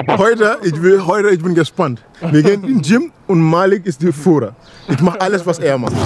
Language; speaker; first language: German; non-native, learner; Wolof